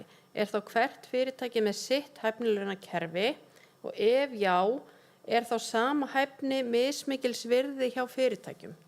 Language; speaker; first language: Icelandic; native; Icelandic